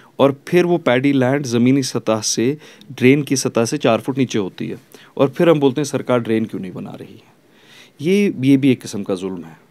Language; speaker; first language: Hindi; non-native, local second language; Kashmiri